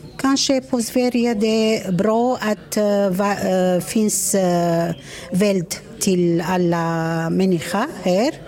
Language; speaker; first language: Swedish; non-native, learner; Arabic